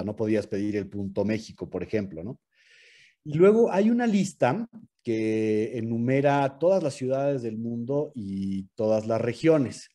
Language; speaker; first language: Spanish; native; Spanish